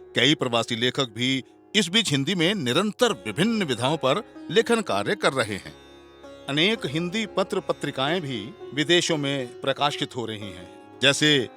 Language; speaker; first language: Hindi; native; Hindi